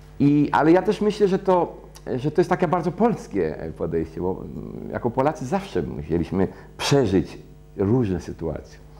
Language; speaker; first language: Polish; early bilingual, heritage; Polish